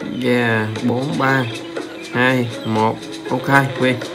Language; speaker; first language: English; non-native, learner; Vietnamese